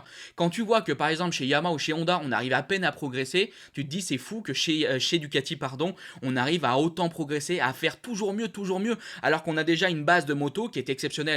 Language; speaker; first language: French; native; French